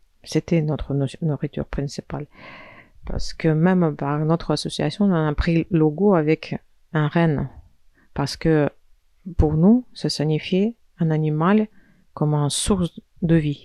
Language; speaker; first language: French; non-native, fluent; Russian